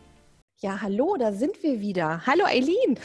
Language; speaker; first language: German; native; German